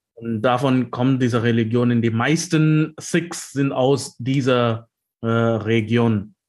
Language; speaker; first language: German; non-native, learner; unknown